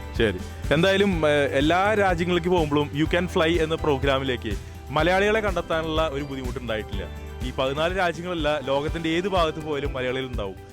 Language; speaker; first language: Malayalam; native; Malayalam